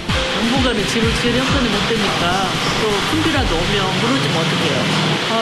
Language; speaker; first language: Korean; native; Korean